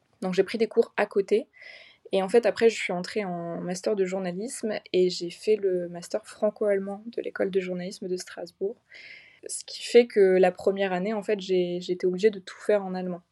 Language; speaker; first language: French; native; French